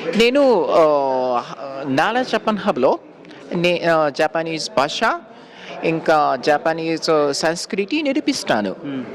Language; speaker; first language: Telugu; non-native, learner; Japanese